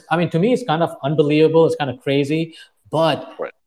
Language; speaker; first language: English; non-native, fluent; Arabic